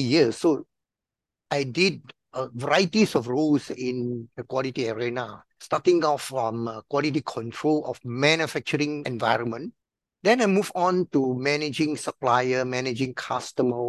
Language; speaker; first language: English; non-native, local second language; Min Nan Chinese